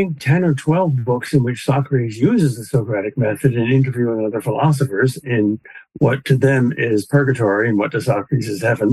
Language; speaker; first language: English; native; English